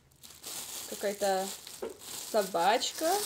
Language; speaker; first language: Russian; early bilingual, heritage; Russian